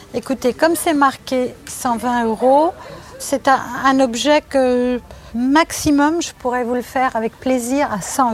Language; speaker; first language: French; native; French